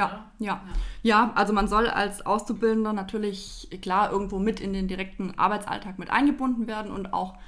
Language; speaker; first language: German; native; German